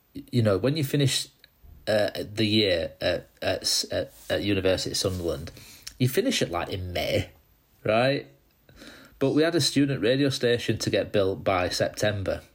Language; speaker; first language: English; native; English